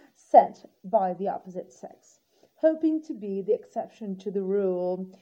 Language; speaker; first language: English; non-native, fluent; Portuguese